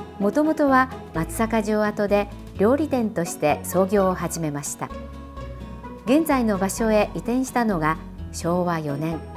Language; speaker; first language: Japanese; native; Japanese